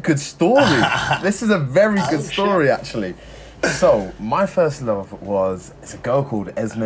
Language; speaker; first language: English; native; English